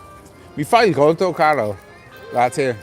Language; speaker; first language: Italian; non-native, fluent; English